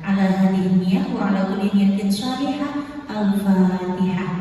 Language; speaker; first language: Indonesian; native; Indonesian